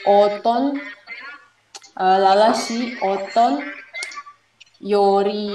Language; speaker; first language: Korean; non-native, learner; Indonesian